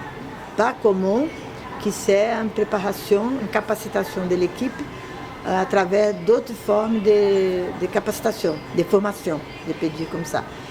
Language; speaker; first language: French; non-native, fluent; Portuguese